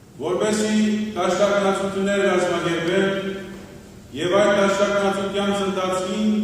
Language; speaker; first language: Armenian; early bilingual, heritage; Armenian